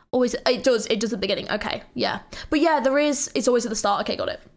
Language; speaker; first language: English; native; English